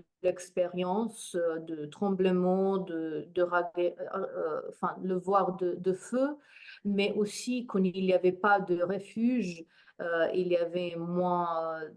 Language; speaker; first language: French; non-native, fluent; Slovenian